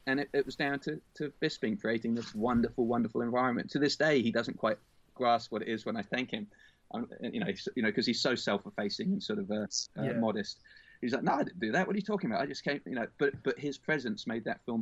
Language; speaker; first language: English; native; English